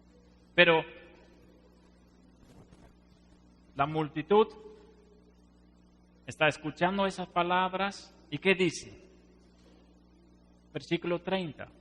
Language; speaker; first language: Spanish; non-native, fluent; Dutch